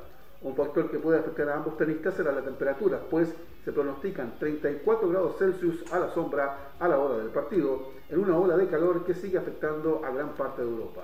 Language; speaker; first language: Spanish; native; Spanish